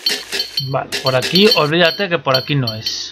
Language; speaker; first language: Spanish; native; Spanish